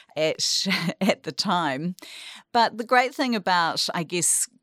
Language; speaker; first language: English; native; English